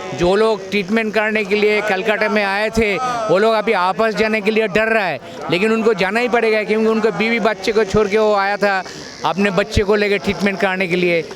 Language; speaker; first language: Hindi; non-native, local second language; Bangla